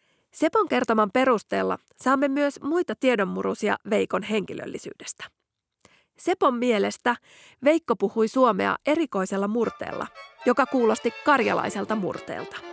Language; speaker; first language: Finnish; native; Finnish